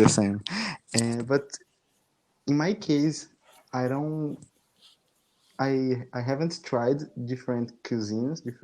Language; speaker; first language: English; non-native, fluent; Portuguese